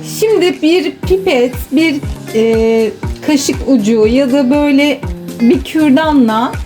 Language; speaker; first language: Turkish; native; Turkish